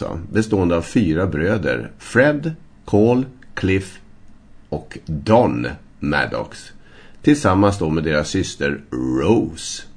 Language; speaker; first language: Swedish; native; Swedish